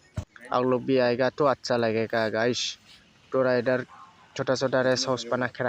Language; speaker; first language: Hindi; non-native, local second language; Bodo